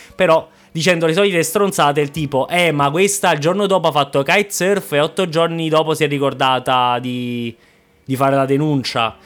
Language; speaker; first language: Italian; native; Italian